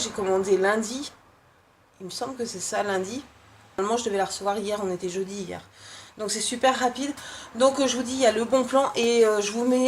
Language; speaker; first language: French; native; French